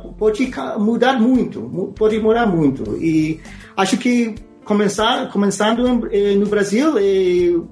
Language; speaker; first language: Portuguese; non-native, fluent; English